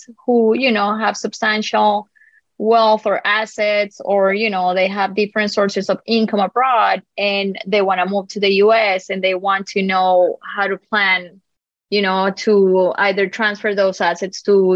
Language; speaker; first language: English; non-native, fluent; Spanish